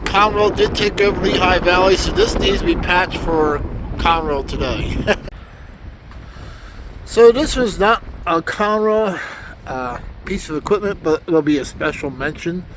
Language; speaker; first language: English; native; English